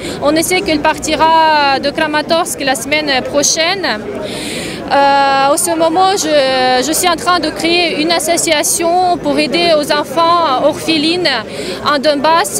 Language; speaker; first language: French; non-native, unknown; Russian